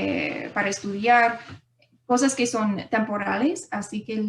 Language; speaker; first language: Spanish; non-native, fluent; English